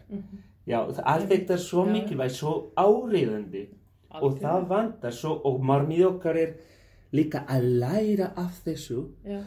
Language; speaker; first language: Icelandic; non-native, fluent; Spanish